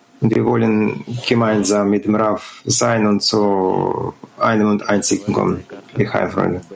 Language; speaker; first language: German; non-native, fluent; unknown